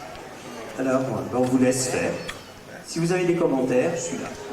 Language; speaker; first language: French; native; French